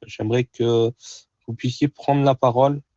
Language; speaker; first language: French; native; French